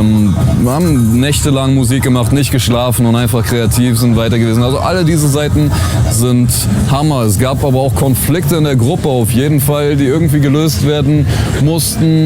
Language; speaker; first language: German; native; German